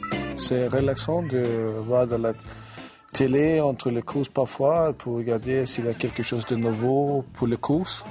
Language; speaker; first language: French; non-native, learner; Swedish